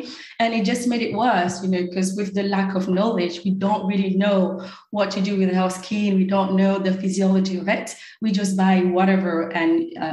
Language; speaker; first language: English; non-native, fluent; French